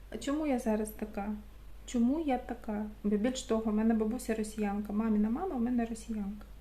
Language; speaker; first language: Ukrainian; non-native, local second language; Russian